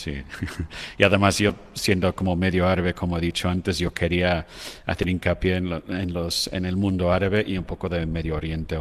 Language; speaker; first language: Spanish; non-native, fluent; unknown